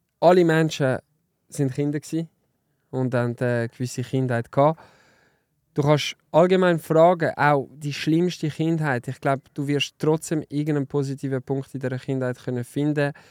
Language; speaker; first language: German; non-native, local second language; French